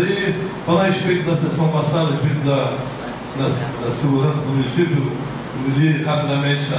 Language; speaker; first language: Portuguese; native; Portuguese